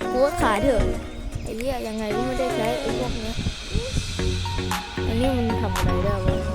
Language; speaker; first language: Thai; native; Thai